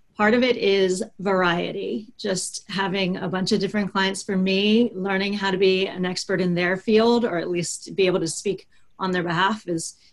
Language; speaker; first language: English; native; English